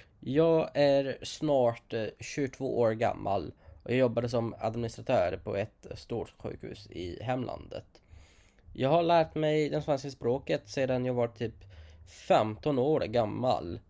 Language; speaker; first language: Swedish; non-native, fluent; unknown